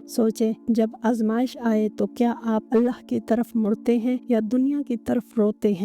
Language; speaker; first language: Hindi; native; Hindi